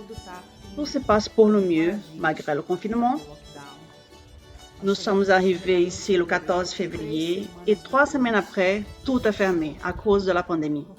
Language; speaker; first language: French; non-native, fluent; Portuguese